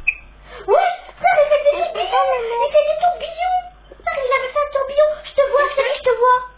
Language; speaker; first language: French; native; French